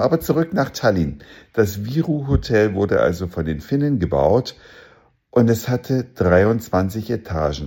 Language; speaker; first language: German; native; German